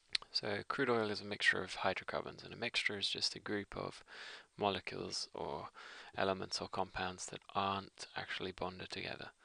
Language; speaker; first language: English; native; English